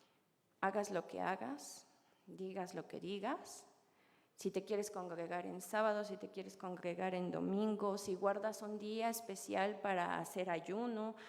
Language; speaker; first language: Spanish; native; Spanish